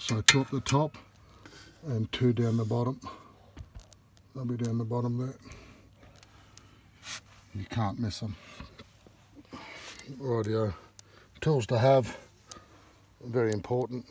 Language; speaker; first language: English; native; English